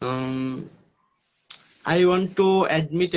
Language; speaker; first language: English; non-native, learner; Bangla